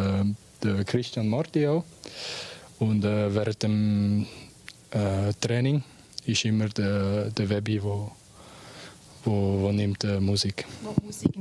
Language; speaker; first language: German; non-native, local second language; French